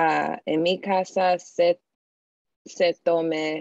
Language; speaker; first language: Spanish; non-native, learner; English